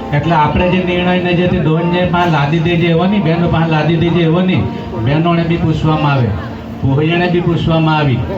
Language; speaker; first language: Gujarati; non-native, local second language; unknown